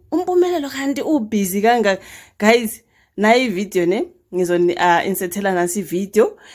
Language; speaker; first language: Zulu; native; Zulu